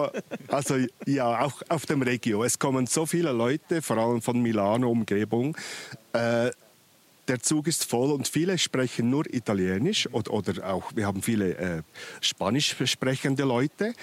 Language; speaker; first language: German; non-native, local second language; Italian